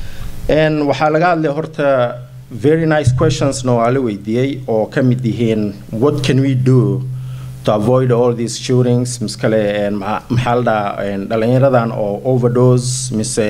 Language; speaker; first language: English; early bilingual, heritage; Somali